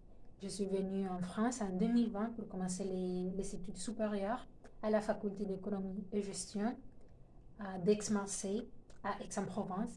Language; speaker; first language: French; non-native, fluent; Spanish